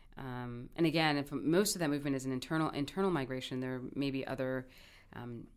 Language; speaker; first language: English; native; English